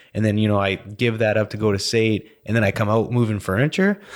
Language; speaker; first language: English; native; English